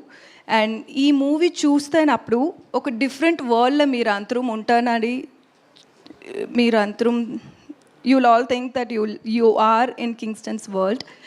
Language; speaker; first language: Telugu; non-native, learner; Tamil